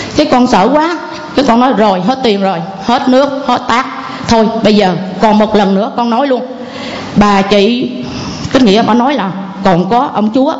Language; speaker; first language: Vietnamese; non-native, local second language; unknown